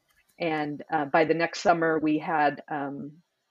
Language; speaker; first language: English; native; English